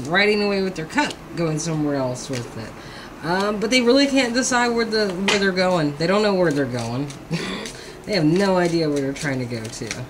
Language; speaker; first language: English; native; English